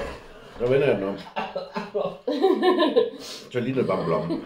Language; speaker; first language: Danish; native; Danish